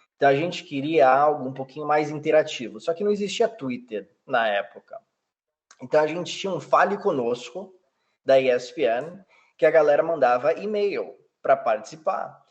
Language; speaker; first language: Portuguese; early bilingual, heritage; Portuguese